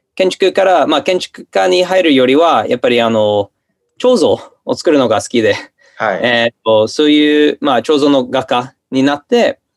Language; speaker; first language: Japanese; non-native, fluent; English